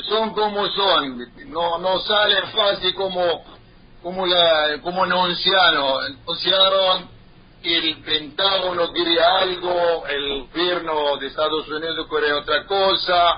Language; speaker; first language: Spanish; non-native, learner; Arabic